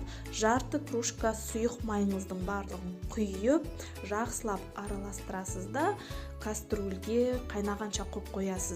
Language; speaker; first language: Kazakh; native; Kazakh